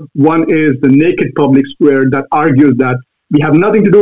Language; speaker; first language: English; non-native, local second language; Malayalam